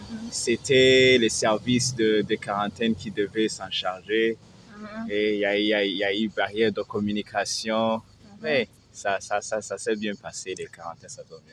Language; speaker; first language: French; non-native, local second language; Rundi